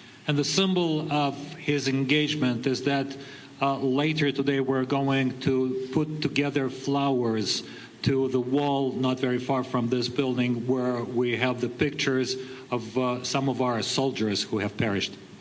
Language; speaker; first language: English; non-native, fluent; Ukrainian